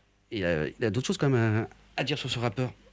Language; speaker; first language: French; native; French